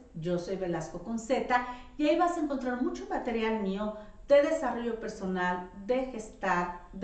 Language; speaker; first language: Spanish; native; Spanish